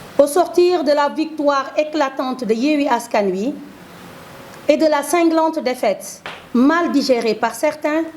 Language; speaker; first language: French; non-native, local second language; Wolof